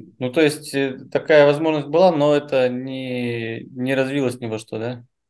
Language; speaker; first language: Russian; native; Russian